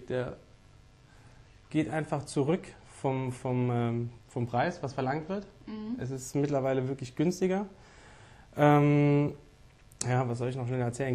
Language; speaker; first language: German; native; German